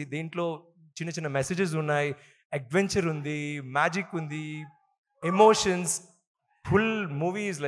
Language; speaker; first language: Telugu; non-native, learner; Tamil